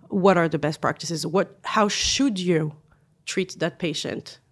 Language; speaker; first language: English; non-native, fluent; French